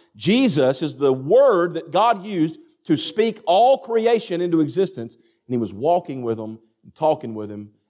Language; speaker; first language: English; native; English